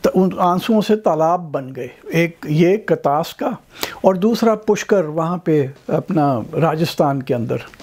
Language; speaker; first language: Urdu; non-native, local second language; Punjabi